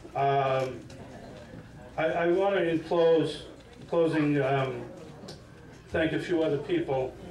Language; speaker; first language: English; native; English